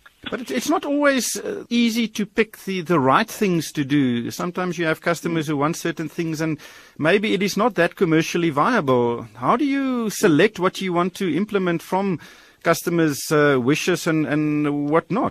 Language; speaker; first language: English; non-native, local second language; Afrikaans